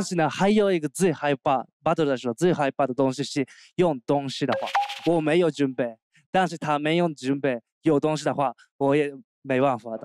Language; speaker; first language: Chinese; non-native, learner; Japanese